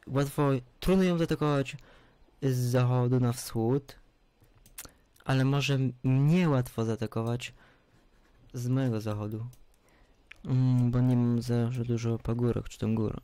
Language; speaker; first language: Polish; early bilingual, heritage; Polish